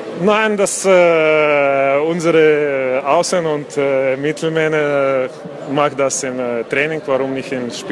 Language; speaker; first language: German; non-native, learner; Russian